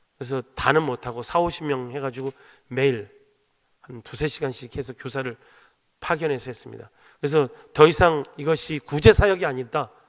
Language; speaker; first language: Korean; native; Korean